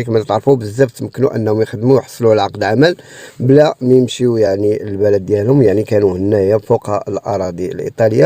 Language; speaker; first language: Arabic; native; Arabic